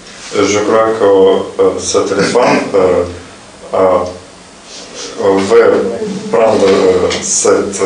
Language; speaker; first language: French; non-native, learner; Russian